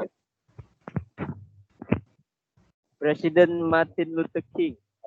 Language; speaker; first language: English; non-native, local second language; Malay